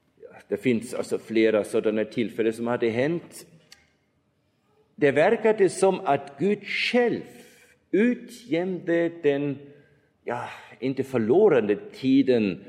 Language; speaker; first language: Swedish; non-native, fluent; German